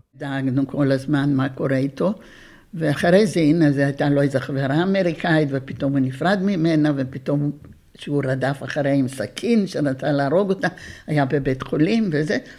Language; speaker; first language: Hebrew; early bilingual, other home language; Bulgarian